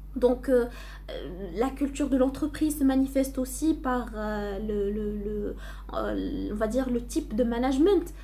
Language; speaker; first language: French; non-native, local second language; Arabic